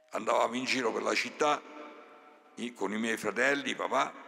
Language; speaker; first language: Italian; native; Italian